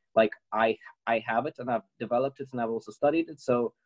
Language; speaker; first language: English; non-native, fluent; Ukrainian